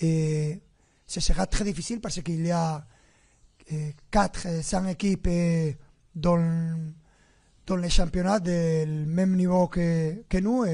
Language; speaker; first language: French; non-native, fluent; Spanish